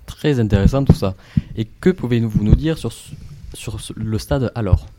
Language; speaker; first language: French; native; French